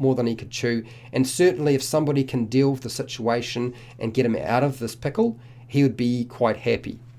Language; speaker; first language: English; native; English